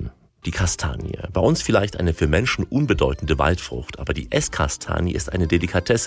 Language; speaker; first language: German; native; German